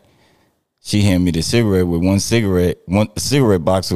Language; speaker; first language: English; native; English